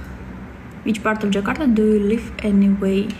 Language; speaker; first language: English; non-native, learner; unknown